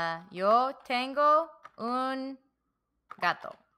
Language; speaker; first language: Spanish; non-native, learner; English